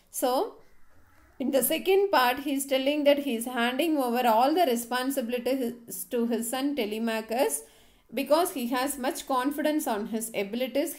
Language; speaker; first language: English; non-native, local second language; Tamil